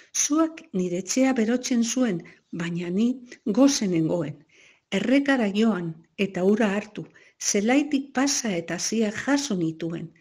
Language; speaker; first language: Basque; non-native, local second language; Spanish